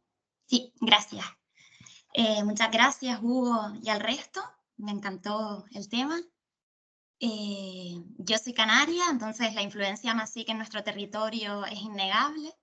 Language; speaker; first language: Spanish; native; Spanish